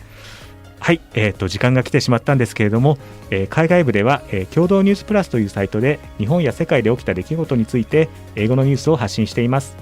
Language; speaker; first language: Japanese; native; Japanese